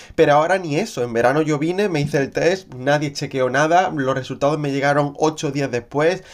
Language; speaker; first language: Spanish; native; Spanish